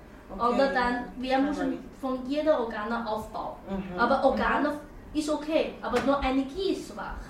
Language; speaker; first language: German; non-native, learner; Chinese